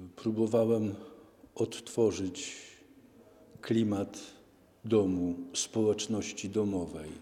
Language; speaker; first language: Polish; native; Polish